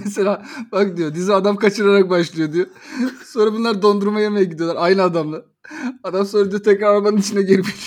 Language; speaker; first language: Turkish; native; Turkish